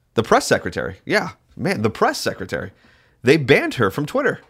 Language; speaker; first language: English; native; English